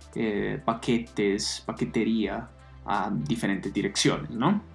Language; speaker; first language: Spanish; non-native, fluent; Italian